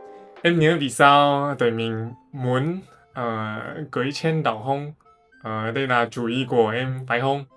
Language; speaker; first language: Vietnamese; non-native, fluent; Chinese